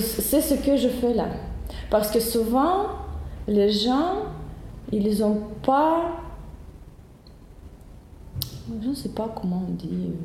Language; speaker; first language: French; non-native, learner; Russian